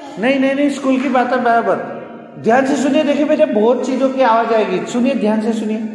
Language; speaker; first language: Hindi; non-native, local second language; Gujarati